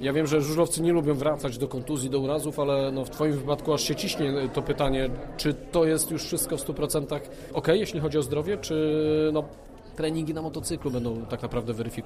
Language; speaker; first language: Polish; native; Polish